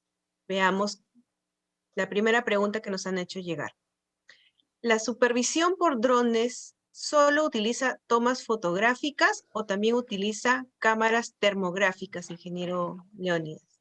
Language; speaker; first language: Spanish; native; Spanish